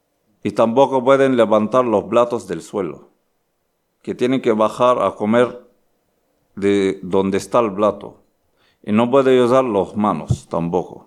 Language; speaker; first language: Spanish; non-native, learner; Arabic